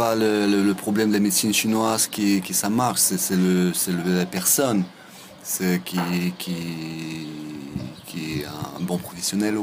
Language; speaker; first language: French; non-native, fluent; Russian